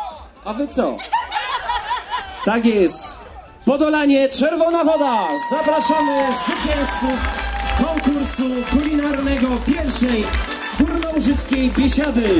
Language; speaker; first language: Polish; native; Polish